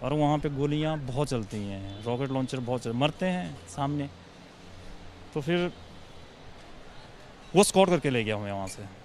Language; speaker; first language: Hindi; native; Hindi